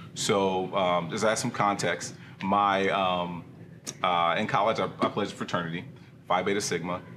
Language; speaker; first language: English; early bilingual, other home language; Krio